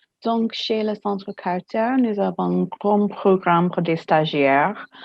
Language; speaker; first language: French; non-native, fluent; English